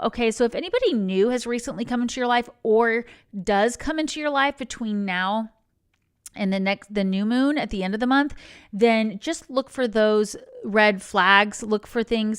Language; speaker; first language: English; native; English